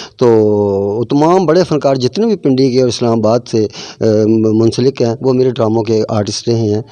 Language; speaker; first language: Urdu; non-native, local second language; Punjabi